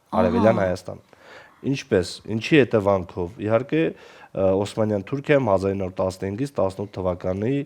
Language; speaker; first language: Armenian; non-native, local second language; Kurdish